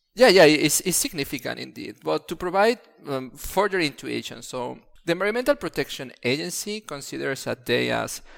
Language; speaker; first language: English; non-native, fluent; Spanish